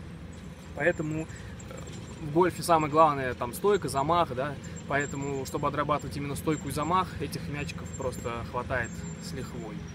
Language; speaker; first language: Russian; native; Russian